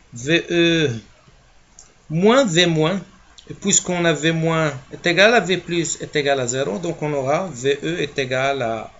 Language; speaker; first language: French; non-native, local second language; Arabic